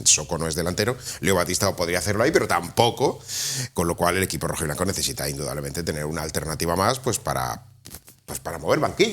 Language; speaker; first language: Spanish; native; Spanish